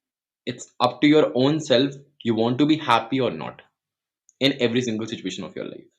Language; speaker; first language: English; non-native, local second language; Hindi